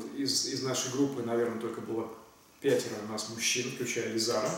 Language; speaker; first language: Russian; native; Russian